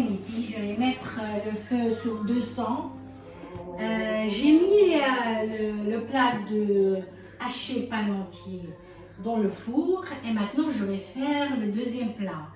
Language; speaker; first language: French; non-native, fluent; Arabic